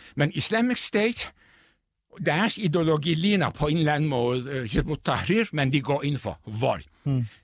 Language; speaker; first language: Danish; non-native, fluent; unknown